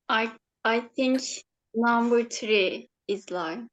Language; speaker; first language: English; non-native, learner; Turkish